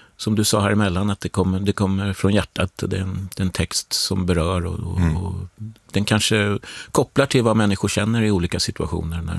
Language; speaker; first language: Swedish; native; Swedish